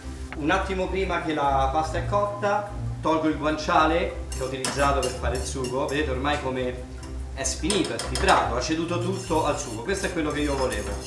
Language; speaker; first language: Italian; native; Italian